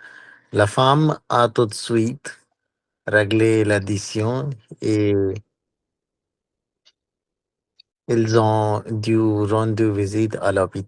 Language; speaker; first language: French; non-native, learner; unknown